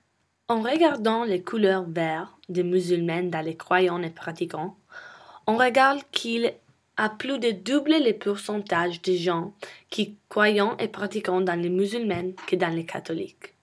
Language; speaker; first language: French; non-native, learner; English